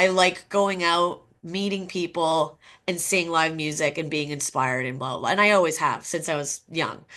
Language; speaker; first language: English; native; English